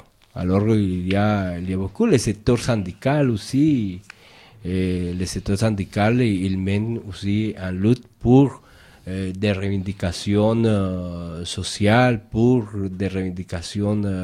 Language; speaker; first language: French; non-native, fluent; Spanish